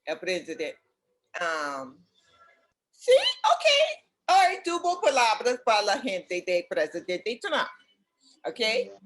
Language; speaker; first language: Spanish; non-native, learner; English